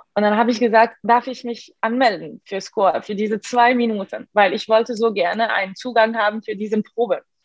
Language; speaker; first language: German; non-native, fluent; Arabic